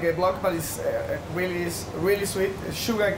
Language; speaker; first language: English; non-native, learner; Spanish